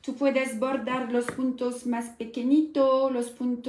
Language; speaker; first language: Spanish; non-native, learner; French